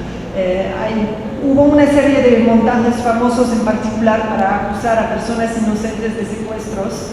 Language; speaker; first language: Spanish; non-native, fluent; French